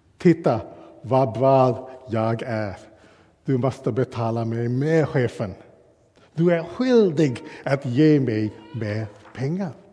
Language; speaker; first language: Swedish; non-native, fluent; English